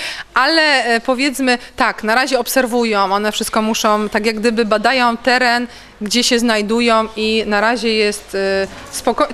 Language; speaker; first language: Polish; native; Polish